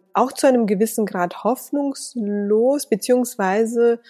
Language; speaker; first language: German; native; German